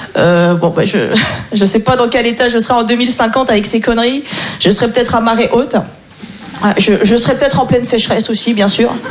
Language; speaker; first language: French; native; French